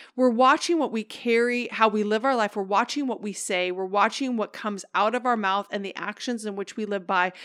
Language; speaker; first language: English; native; English